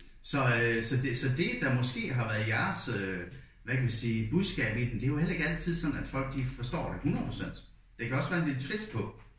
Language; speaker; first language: Danish; native; Danish